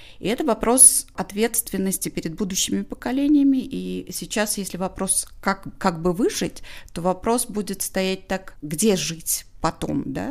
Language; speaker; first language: Russian; non-native, local second language; Tajik